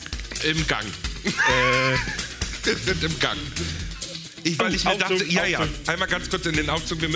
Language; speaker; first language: German; native; German